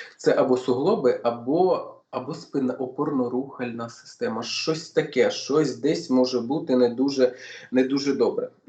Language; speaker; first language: Ukrainian; non-native, local second language; Russian